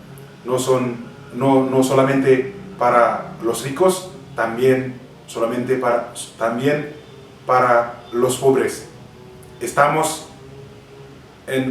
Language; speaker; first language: Spanish; non-native, fluent; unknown